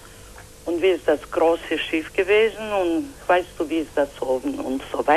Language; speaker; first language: German; non-native, learner; Croatian